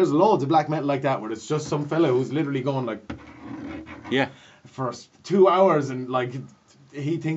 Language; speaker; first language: English; native; English